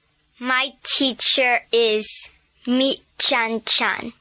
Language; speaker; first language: English; non-native, learner; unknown